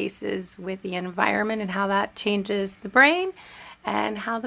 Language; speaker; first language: English; early bilingual, other home language; Spanish